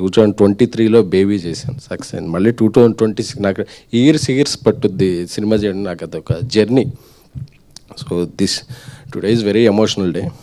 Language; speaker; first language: Telugu; native; Telugu